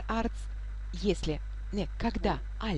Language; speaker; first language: German; non-native, fluent; Russian